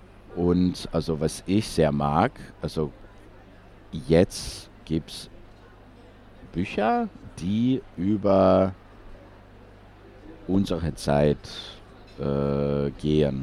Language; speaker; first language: German; non-native, fluent; English